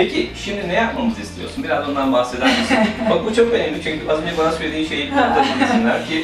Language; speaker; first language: Turkish; native; Turkish